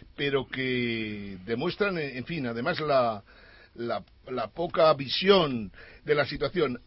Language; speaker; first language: Spanish; native; Spanish